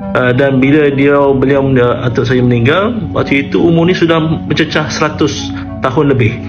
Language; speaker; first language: Malay; native; Malay